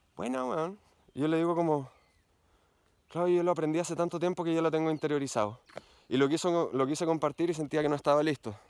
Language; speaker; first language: Spanish; native; Spanish